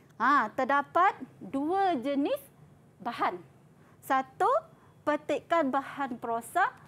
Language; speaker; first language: Malay; native; Malay